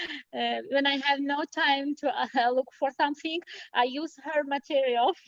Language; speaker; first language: English; non-native, learner; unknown